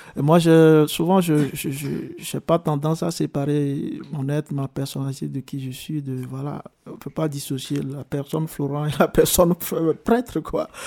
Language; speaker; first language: French; non-native, local second language; Ewe